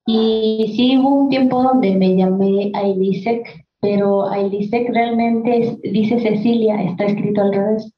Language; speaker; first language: Spanish; non-native, local second language; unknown